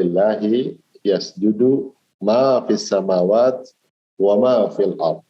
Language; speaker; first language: Arabic; non-native, fluent; Indonesian